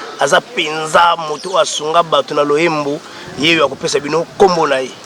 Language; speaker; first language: Lingala; native; Lingala